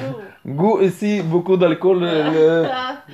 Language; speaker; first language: French; non-native, learner; Russian